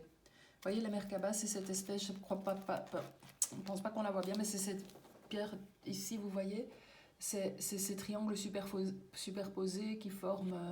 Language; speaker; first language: French; native; French